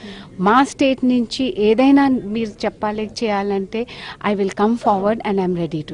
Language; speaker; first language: Telugu; non-native, local second language; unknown